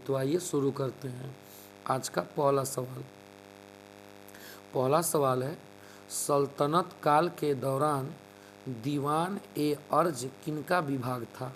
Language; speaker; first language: Hindi; native; Hindi